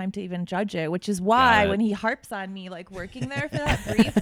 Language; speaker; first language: English; early bilingual, other home language; Romanian